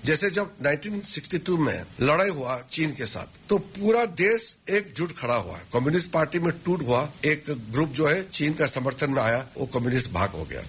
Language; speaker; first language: Hindi; non-native, local second language; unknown